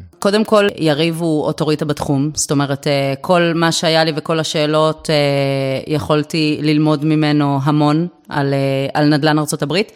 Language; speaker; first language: Hebrew; native; Hebrew